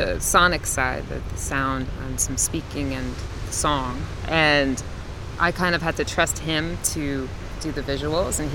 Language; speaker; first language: English; native; English